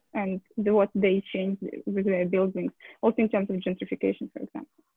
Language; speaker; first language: English; non-native, fluent; Russian